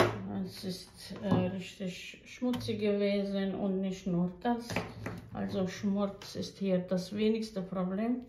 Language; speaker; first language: German; non-native, fluent; Croatian